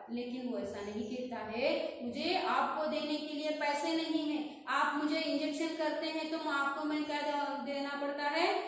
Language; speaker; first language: Hindi; non-native, local second language; Kannada